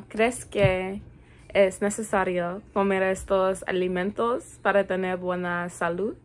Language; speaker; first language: Spanish; non-native, learner; English